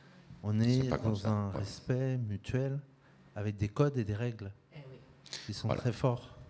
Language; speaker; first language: French; native; French